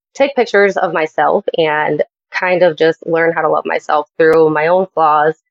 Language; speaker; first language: English; native; English